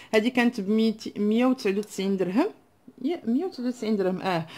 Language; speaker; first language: Arabic; non-native, local second language; Tachelhit